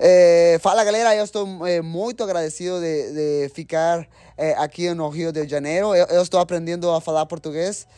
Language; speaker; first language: Portuguese; non-native, learner; Spanish